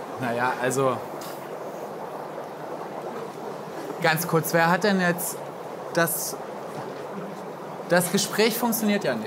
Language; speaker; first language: German; native; German